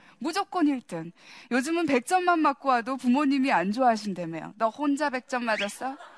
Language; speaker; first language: Korean; early bilingual, heritage; Korean